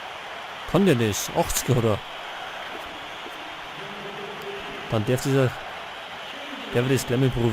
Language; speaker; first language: German; native; German